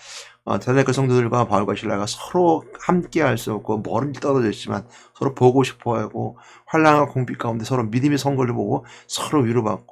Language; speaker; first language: Korean; native; Korean